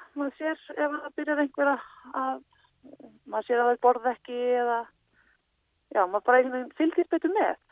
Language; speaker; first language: Icelandic; native; Icelandic